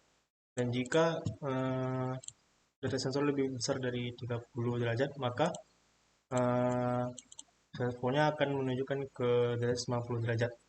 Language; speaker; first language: Indonesian; native; Indonesian